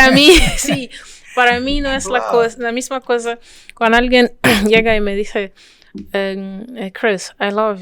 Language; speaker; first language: Spanish; non-native, fluent; French